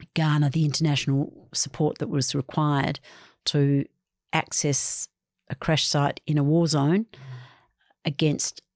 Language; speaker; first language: English; native; English